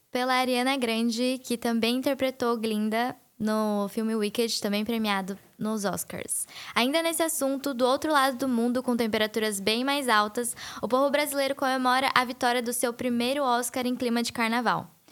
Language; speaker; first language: Portuguese; native; Portuguese